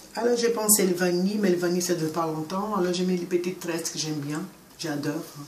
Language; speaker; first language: French; non-native, fluent; Portuguese